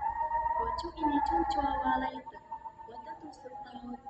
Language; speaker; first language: Chinese; non-native, learner; Indonesian